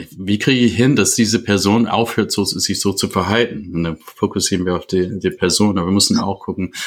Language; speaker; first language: German; non-native, fluent; English